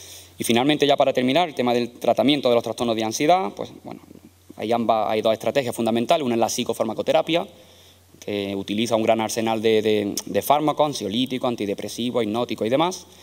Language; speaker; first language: Spanish; native; Spanish